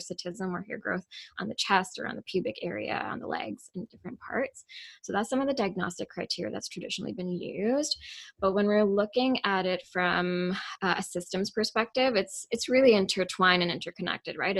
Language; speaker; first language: English; non-native, local second language; Urdu